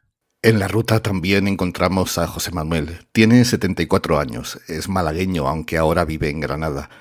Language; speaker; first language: Spanish; native; Spanish